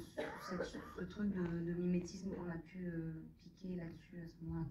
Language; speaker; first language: French; native; French